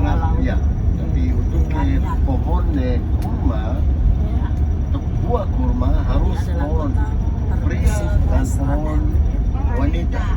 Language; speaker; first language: Indonesian; non-native, fluent; Hebrew